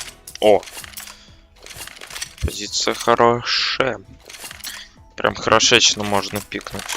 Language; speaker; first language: Russian; native; Russian